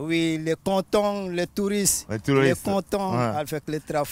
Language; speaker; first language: French; non-native, local second language; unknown